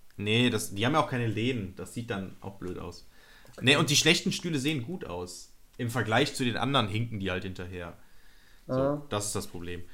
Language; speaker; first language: German; native; German